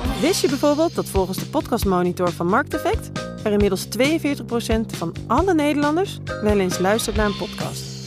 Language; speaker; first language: Dutch; native; Dutch